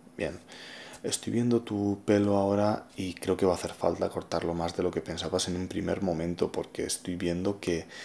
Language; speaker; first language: Spanish; native; Spanish